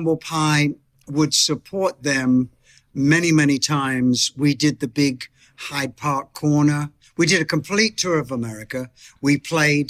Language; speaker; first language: English; native; English